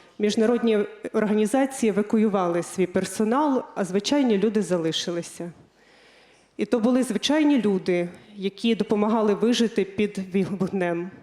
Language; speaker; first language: Ukrainian; native; Ukrainian